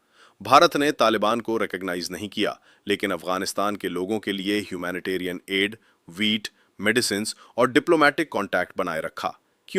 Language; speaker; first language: Hindi; native; Hindi